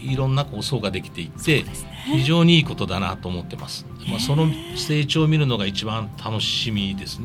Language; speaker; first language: Japanese; native; Japanese